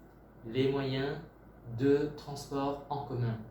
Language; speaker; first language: French; non-native, fluent; Vietnamese